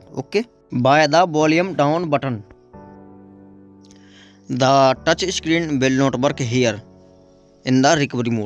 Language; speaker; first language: English; non-native, local second language; Hindi